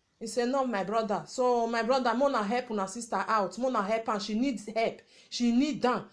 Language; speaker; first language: Nigerian Pidgin; non-native, local second language; Bini